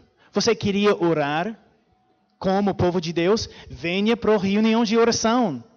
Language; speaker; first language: Portuguese; non-native, fluent; English